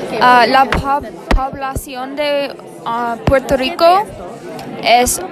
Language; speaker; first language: Spanish; non-native, learner; English